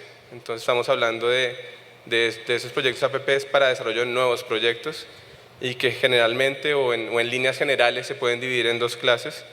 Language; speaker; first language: Spanish; native; Spanish